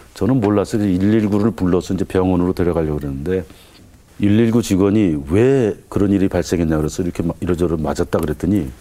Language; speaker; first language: Korean; native; Korean